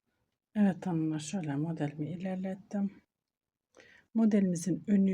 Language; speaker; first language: Turkish; native; Turkish